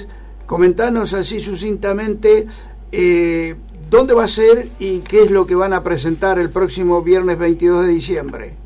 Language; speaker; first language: Spanish; native; Spanish